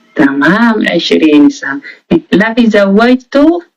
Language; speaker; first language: Arabic; non-native, learner; Oromo